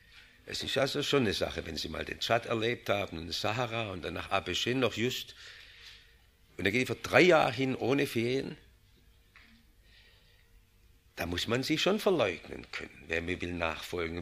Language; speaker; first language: German; native; German